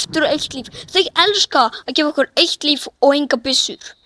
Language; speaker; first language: Icelandic; early bilingual, heritage; Icelandic